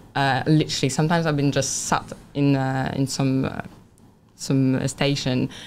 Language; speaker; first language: English; non-native, fluent; Polish